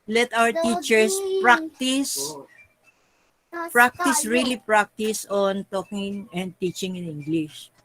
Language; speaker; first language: English; non-native, local second language; Filipino